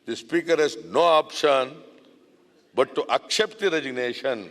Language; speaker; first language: English; non-native, local second language; Kannada